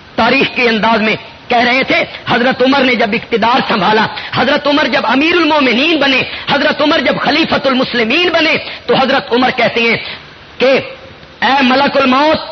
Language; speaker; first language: Urdu; non-native, local second language; Punjabi